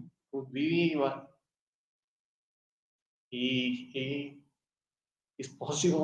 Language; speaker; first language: English; non-native, learner; Spanish